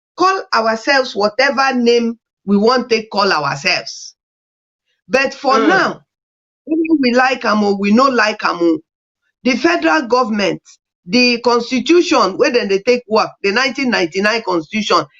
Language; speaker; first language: Nigerian Pidgin; non-native, local second language; English